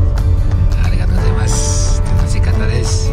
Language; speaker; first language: Japanese; non-native, learner; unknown